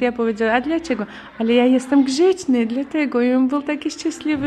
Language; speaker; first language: Polish; non-native, learner; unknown